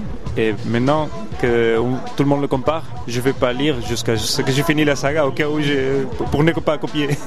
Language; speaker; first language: French; non-native, fluent; Spanish